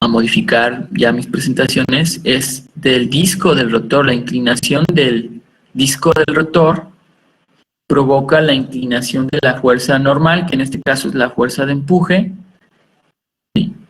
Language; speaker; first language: Spanish; native; Spanish